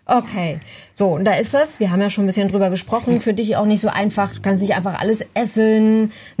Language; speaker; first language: German; native; German